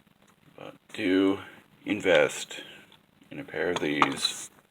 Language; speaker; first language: English; native; English